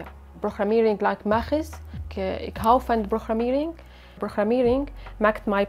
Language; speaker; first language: Dutch; non-native, learner; Arabic